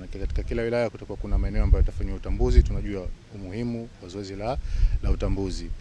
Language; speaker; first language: Swahili; native; Swahili